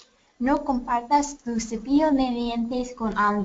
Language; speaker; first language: Spanish; non-native, learner; English